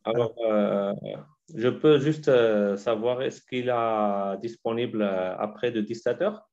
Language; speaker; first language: French; non-native, learner; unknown